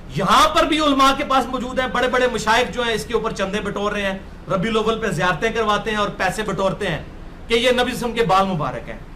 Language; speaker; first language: Urdu; non-native, local second language; Punjabi